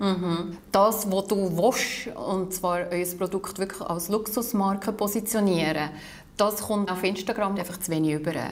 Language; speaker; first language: German; native; German